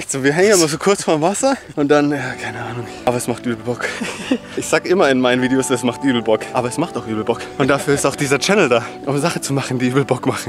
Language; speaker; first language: German; native; German